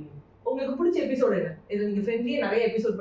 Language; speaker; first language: Tamil; native; Tamil